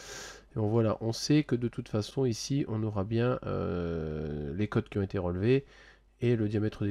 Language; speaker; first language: French; native; French